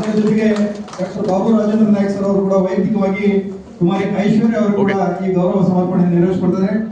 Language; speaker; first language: Kannada; non-native, local second language; Lambadi